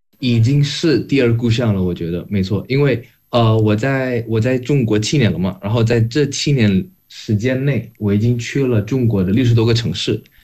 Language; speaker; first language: Chinese; non-native, fluent; Indonesian